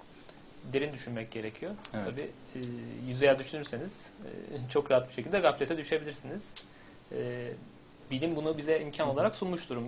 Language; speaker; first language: Turkish; native; Turkish